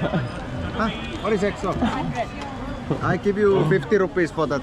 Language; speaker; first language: English; non-native, fluent; Finnish